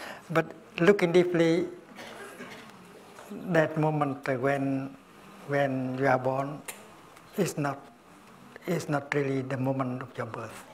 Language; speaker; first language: English; non-native, fluent; Vietnamese